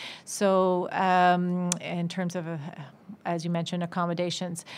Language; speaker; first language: English; native; English